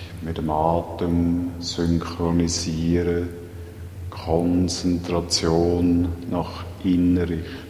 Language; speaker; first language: German; native; German